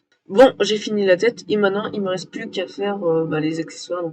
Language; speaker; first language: French; native; French